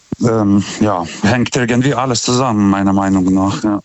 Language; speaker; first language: German; non-native, fluent; Lithuanian